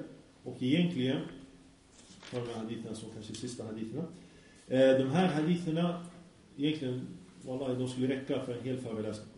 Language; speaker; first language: Swedish; early bilingual, other home language; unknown